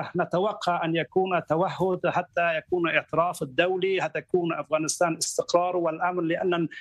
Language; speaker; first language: Arabic; non-native, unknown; Persian